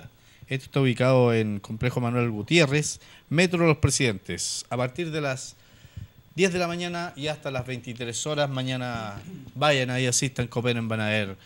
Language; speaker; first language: Spanish; native; Spanish